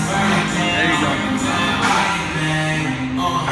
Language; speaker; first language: English; native; English